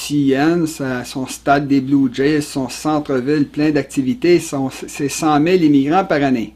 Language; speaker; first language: French; native; French